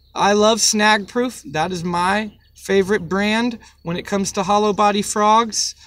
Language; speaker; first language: English; native; English